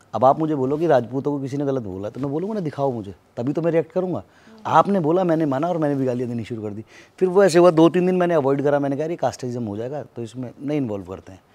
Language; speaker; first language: Hindi; native; Hindi